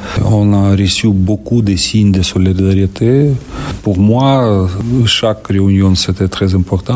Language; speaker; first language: French; non-native, learner; Ukrainian